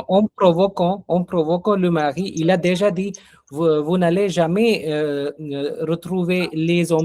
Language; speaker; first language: French; non-native, fluent; Hindi